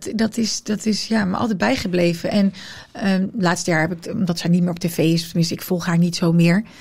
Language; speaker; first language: Dutch; early bilingual, other home language; Arabic